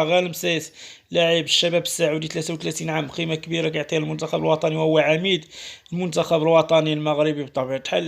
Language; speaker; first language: Arabic; native; Arabic